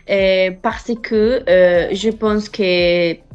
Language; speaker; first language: French; non-native, learner; Spanish